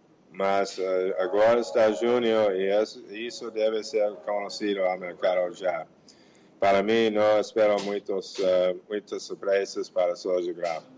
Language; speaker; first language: Portuguese; non-native, fluent; English